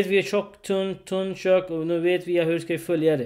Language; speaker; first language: Swedish; non-native, learner; Urdu